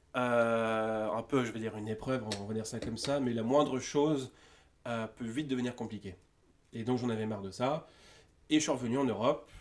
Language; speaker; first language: French; native; French